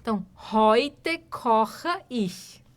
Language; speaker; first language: German; non-native, fluent; Portuguese